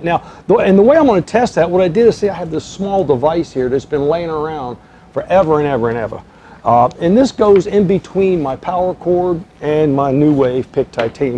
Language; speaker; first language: English; native; English